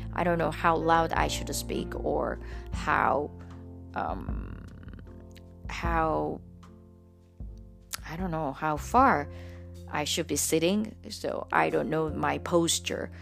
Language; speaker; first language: English; non-native, fluent; Japanese